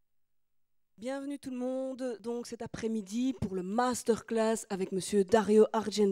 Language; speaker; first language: French; native; French